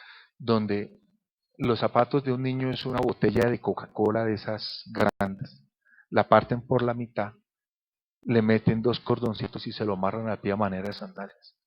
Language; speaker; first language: Spanish; native; Spanish